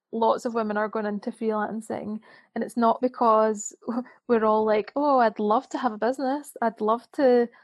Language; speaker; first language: English; native; English